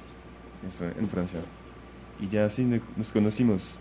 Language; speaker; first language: Spanish; non-native, learner; French